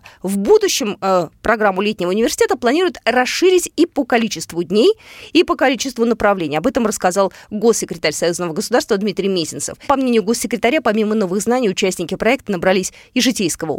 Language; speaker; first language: Russian; native; Russian